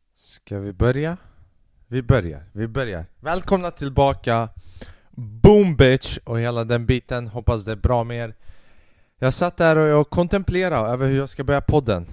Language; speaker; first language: Swedish; early bilingual, other home language; Albanian